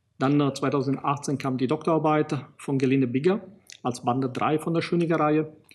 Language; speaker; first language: German; non-native, fluent; Italian